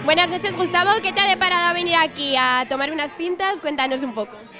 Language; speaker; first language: Spanish; native; Spanish